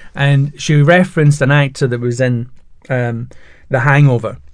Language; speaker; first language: English; native; English